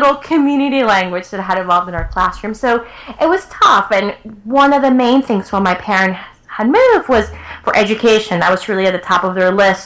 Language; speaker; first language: English; early bilingual, other home language; Spanish